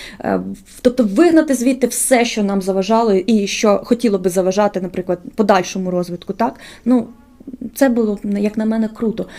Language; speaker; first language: Ukrainian; native; Ukrainian